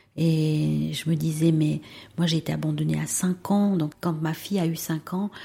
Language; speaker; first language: French; early bilingual, other home language; Spanish